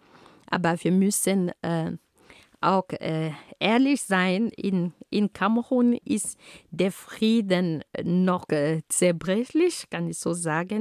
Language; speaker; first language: German; non-native, fluent; Ghomala